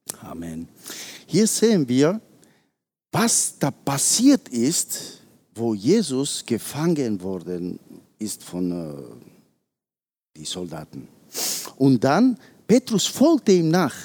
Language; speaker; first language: German; non-native, fluent; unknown